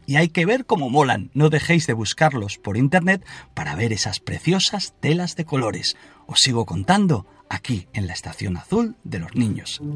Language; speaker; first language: Spanish; native; Spanish